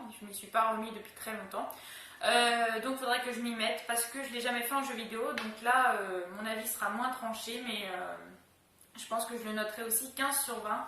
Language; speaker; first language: French; native; French